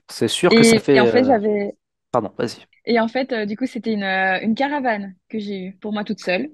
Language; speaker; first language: French; native; French